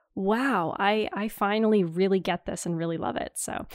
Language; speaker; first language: English; native; English